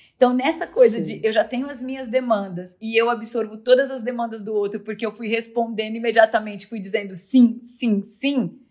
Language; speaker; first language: Portuguese; native; Portuguese